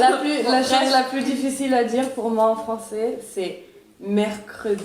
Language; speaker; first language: French; early bilingual, other home language; Italian